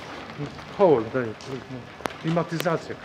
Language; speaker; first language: Russian; non-native, learner; Polish